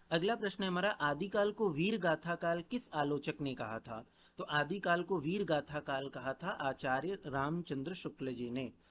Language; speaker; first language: Hindi; native; Hindi